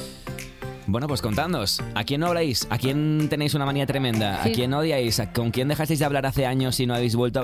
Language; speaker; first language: Spanish; native; Spanish